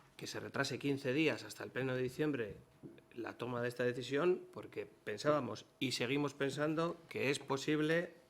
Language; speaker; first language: Spanish; non-native, local second language; Basque